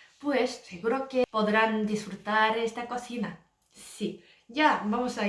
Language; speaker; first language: Spanish; non-native, learner; Korean